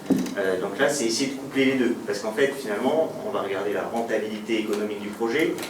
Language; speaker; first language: French; native; French